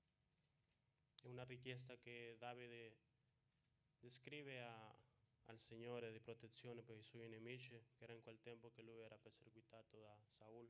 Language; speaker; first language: Italian; non-native, fluent; Spanish